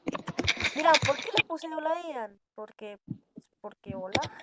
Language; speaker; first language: Spanish; native; Spanish